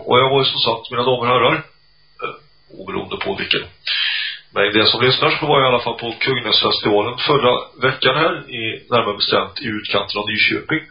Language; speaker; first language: Swedish; native; Swedish